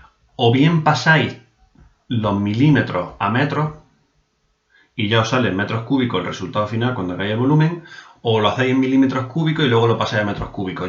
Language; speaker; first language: Spanish; native; Spanish